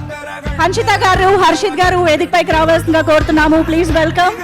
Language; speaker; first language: Telugu; native; Telugu